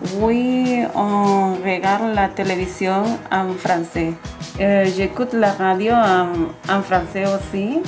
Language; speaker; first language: French; non-native, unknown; Spanish